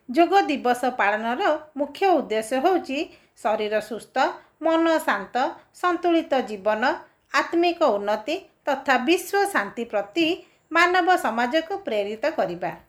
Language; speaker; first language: Odia; native; Odia